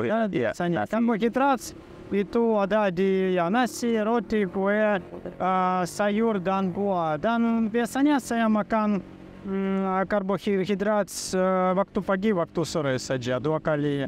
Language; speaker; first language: Indonesian; non-native, learner; Russian